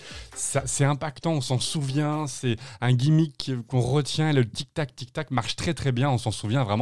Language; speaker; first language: French; native; French